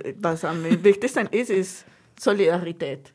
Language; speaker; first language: German; non-native, fluent; Spanish